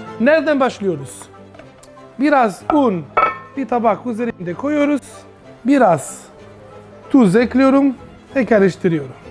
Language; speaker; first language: Turkish; non-native, learner; Italian